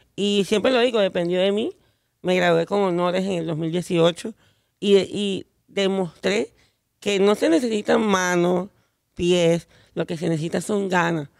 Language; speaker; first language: Spanish; native; Spanish